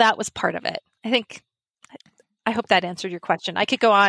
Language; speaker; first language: English; native; English